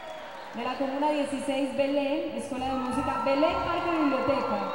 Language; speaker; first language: Spanish; native; Spanish